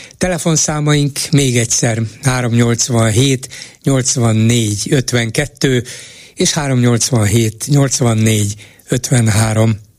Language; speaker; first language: Hungarian; native; Hungarian